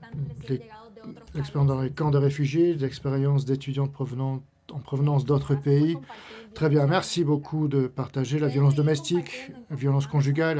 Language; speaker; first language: French; native; French